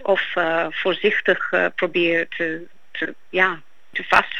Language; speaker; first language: Dutch; non-native, fluent; Greek